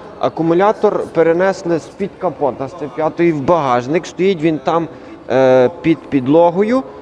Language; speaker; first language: Ukrainian; native; Ukrainian